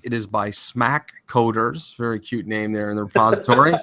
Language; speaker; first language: English; native; English